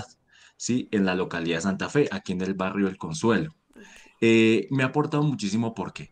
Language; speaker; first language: Spanish; native; Spanish